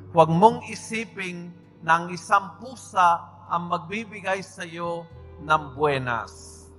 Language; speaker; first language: Filipino; non-native, fluent; Spanish